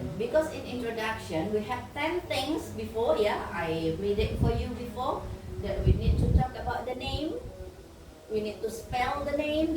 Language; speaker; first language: English; non-native, fluent; Indonesian